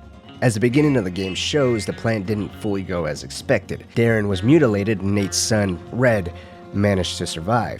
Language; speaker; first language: English; native; English